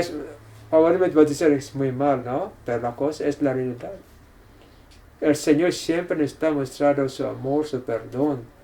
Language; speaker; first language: Spanish; non-native, fluent; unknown